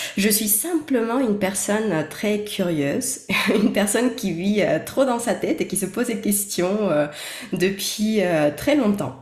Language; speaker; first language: French; non-native, fluent; Spanish